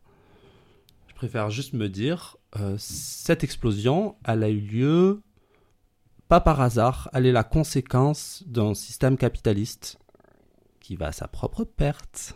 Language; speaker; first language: French; native; French